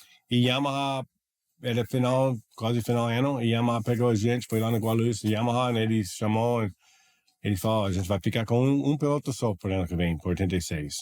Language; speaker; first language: Portuguese; non-native, learner; English